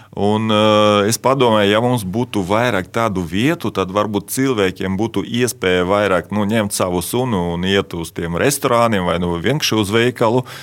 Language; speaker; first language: Latvian; non-native, local second language; Russian